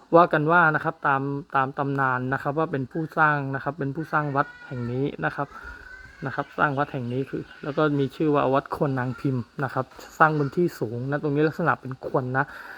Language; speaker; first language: Thai; native; Thai